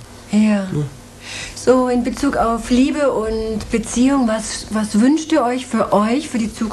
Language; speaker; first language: German; native; German